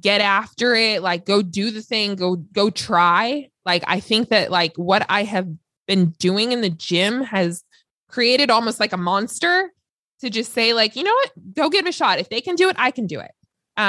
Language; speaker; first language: English; native; English